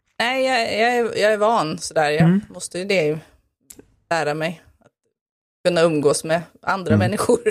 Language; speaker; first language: Swedish; native; Swedish